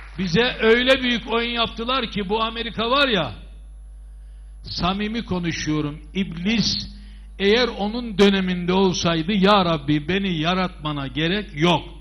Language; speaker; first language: Turkish; native; Turkish